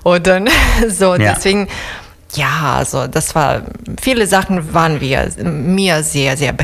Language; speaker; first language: German; non-native, fluent; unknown